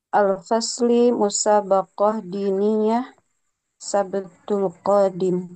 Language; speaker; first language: Arabic; non-native, learner; Indonesian